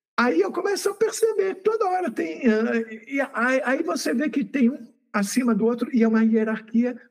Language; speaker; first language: Portuguese; native; Portuguese